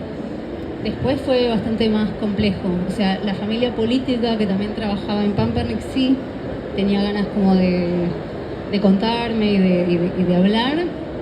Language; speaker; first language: Spanish; native; Spanish